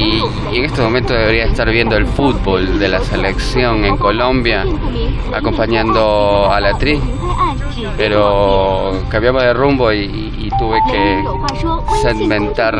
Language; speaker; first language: Spanish; native; Spanish